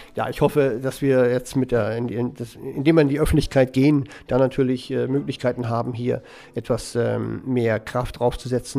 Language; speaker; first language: German; native; German